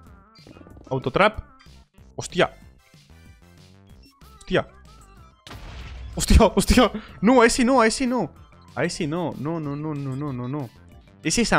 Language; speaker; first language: Spanish; native; Spanish